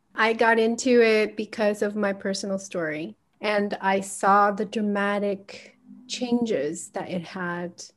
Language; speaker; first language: English; early bilingual, other home language; Chinese